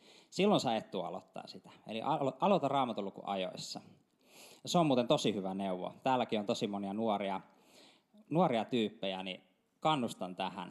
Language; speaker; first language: Finnish; native; Finnish